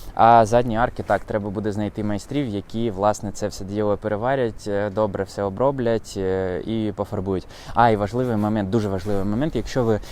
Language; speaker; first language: Ukrainian; non-native, local second language; Russian